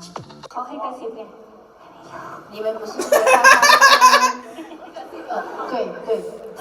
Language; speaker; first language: Chinese; non-native, learner; Thai